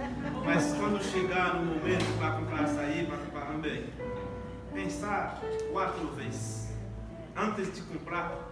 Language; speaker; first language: Portuguese; non-native, learner; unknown